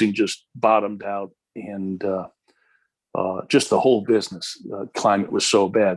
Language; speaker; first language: English; native; English